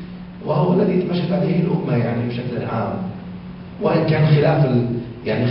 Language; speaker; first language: Arabic; native; Arabic